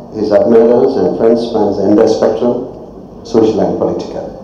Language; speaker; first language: English; non-native, local second language; Malayalam